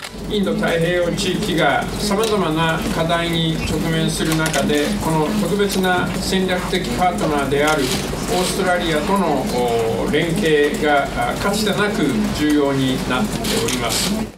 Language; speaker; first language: Japanese; native; Japanese